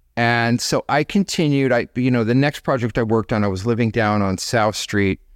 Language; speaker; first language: English; native; English